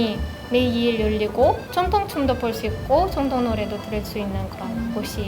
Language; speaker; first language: Korean; non-native, fluent; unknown